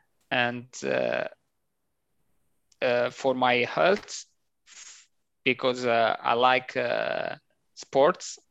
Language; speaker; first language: English; non-native, learner; Italian